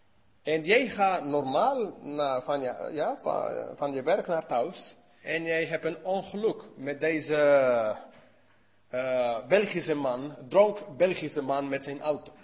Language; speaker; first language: Dutch; non-native, learner; English